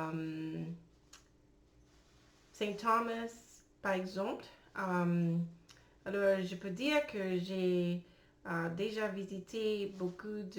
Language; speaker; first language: French; non-native, learner; English